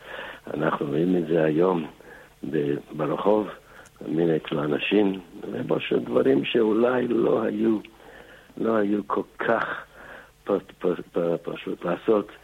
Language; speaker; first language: Hebrew; non-native, fluent; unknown